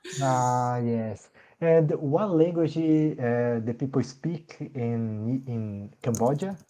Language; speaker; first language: English; non-native, learner; Portuguese